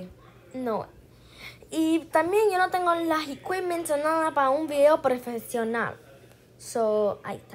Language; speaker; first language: Spanish; early bilingual, heritage; Spanish